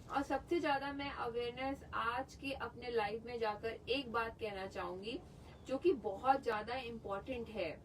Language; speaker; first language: Hindi; non-native, local second language; Punjabi